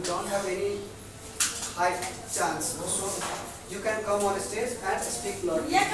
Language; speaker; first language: English; non-native, local second language; Hindi